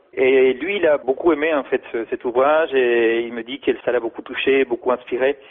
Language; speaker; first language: French; non-native, fluent; Spanish